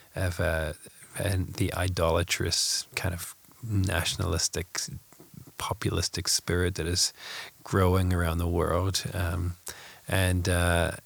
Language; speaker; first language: English; native; English